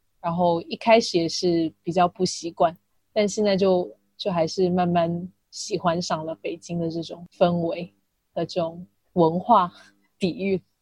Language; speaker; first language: Chinese; non-native, local second language; Min Nan Chinese